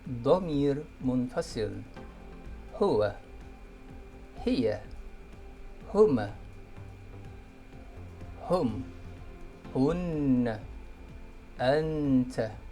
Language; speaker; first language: Arabic; non-native, fluent; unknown